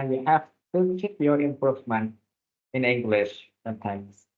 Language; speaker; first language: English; non-native, fluent; Indonesian